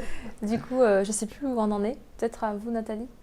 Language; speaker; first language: French; native; French